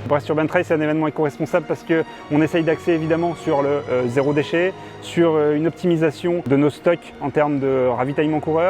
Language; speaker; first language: French; native; French